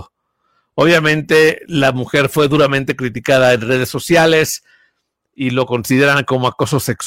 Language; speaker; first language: Spanish; native; Spanish